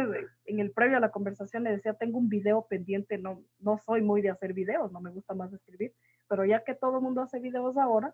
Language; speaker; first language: Spanish; native; Spanish